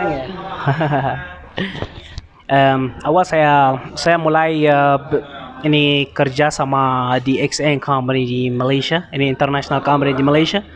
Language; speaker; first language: Indonesian; non-native, learner; Arabic